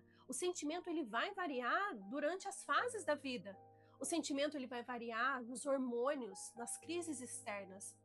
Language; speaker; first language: Portuguese; native; Portuguese